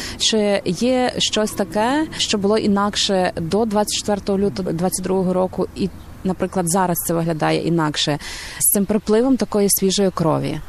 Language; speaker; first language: Ukrainian; native; Ukrainian